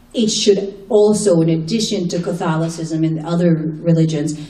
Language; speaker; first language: English; native; English